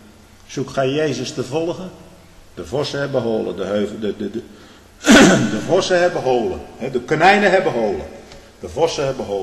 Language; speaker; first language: Dutch; native; Dutch